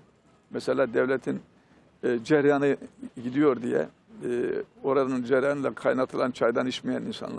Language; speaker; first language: Turkish; native; Turkish